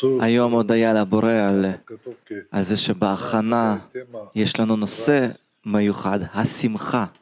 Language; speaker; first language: Hebrew; non-native, learner; Russian